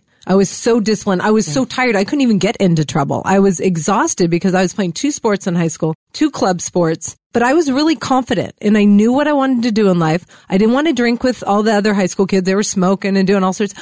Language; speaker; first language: English; native; English